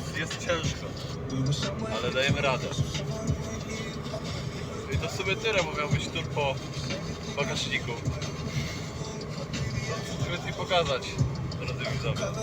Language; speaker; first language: Polish; native; Polish